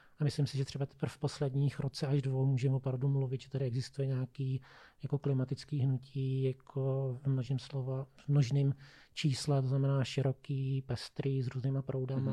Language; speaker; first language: Czech; native; Czech